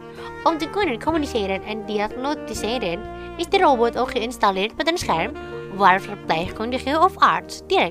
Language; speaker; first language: Dutch; non-native, learner; Indonesian